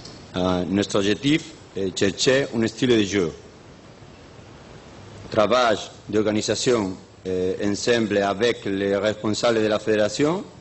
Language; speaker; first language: French; non-native, learner; Spanish